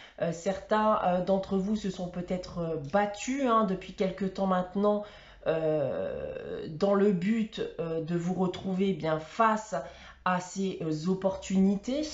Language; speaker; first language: French; native; French